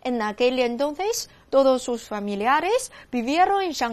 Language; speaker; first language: Spanish; non-native, learner; Chinese